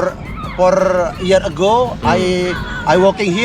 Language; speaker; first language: English; non-native, learner; Indonesian